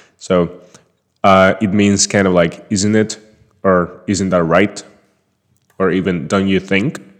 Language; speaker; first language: English; non-native, fluent; Spanish